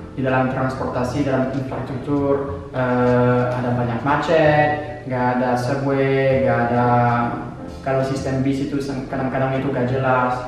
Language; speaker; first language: Indonesian; non-native, fluent; French